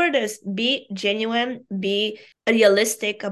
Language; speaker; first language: English; non-native, fluent; Bulgarian